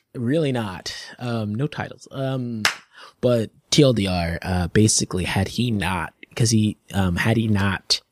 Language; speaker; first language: English; native; English